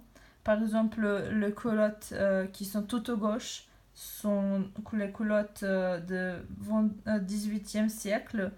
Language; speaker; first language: French; non-native, learner; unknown